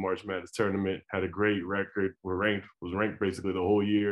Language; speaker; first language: English; native; English